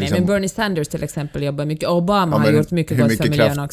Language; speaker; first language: Swedish; native; Swedish